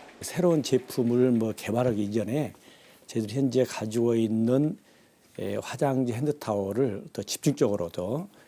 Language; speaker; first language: Korean; native; Korean